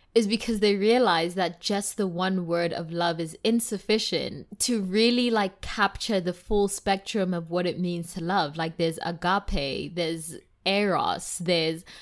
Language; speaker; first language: English; non-native, local second language; Tswana